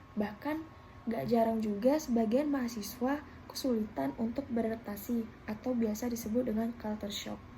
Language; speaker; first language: Indonesian; native; Indonesian